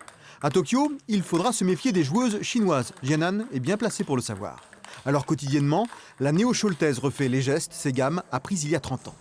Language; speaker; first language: French; native; French